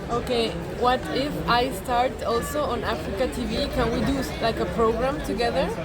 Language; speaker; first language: English; non-native, fluent; Spanish